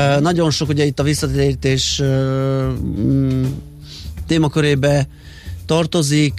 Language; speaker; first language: Hungarian; native; Hungarian